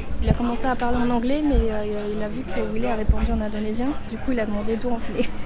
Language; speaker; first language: French; native; French